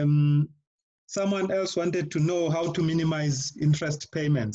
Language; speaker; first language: English; non-native, local second language; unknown